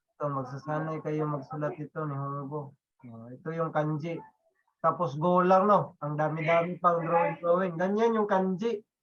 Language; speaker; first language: Filipino; non-native, local second language; Cebuano